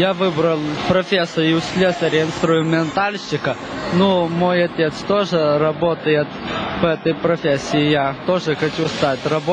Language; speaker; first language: Russian; non-native, local second language; Lithuanian